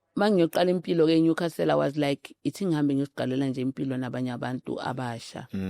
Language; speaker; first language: Zulu; native; Zulu